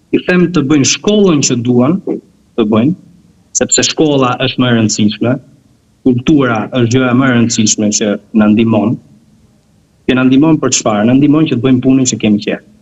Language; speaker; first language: Albanian; native; Albanian